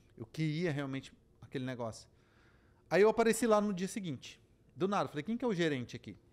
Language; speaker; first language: Portuguese; native; Portuguese